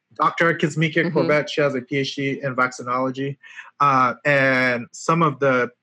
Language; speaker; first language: English; non-native, local second language; French